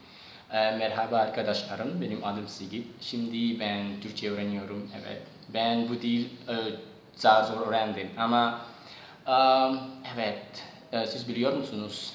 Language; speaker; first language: Turkish; non-native, learner; Javanese